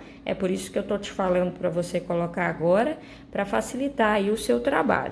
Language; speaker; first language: Portuguese; native; Portuguese